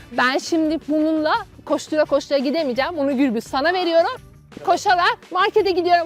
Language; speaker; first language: Turkish; non-native, fluent; Azerbaijani